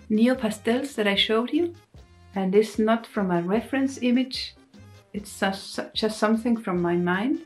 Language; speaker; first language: English; non-native, fluent; Spanish